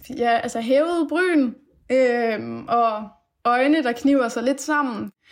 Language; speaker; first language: Danish; early bilingual, other home language; Persian